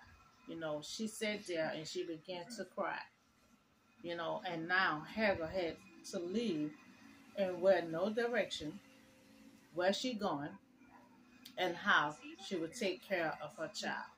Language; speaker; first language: English; native; English